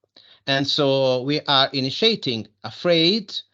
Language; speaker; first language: English; non-native, fluent; Italian